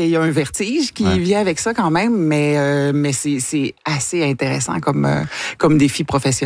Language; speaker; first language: French; native; French